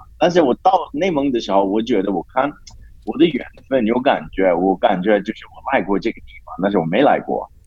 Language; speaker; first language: Chinese; non-native, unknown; English